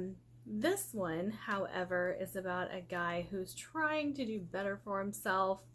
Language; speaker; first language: English; native; English